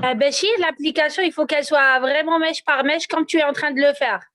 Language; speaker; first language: French; non-native, local second language; Arabic